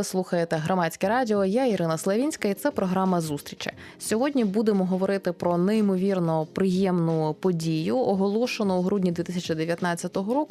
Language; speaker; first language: Ukrainian; native; Ukrainian